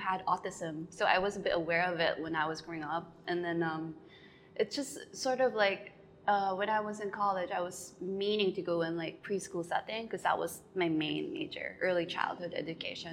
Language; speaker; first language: English; non-native, local second language; Filipino